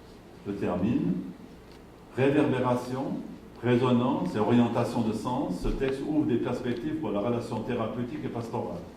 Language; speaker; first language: French; native; French